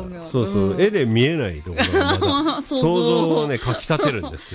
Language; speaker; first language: Japanese; native; Japanese